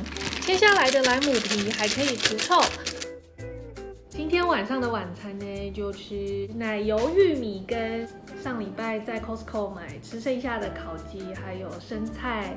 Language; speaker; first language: Chinese; native; Chinese